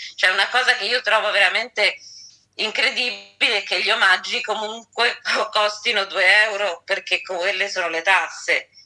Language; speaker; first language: Italian; native; Italian